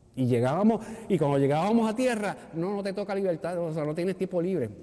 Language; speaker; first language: Spanish; native; Spanish